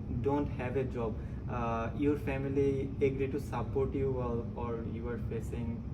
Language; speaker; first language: English; non-native, local second language; Bangla